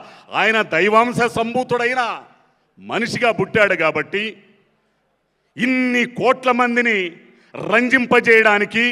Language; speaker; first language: Telugu; native; Telugu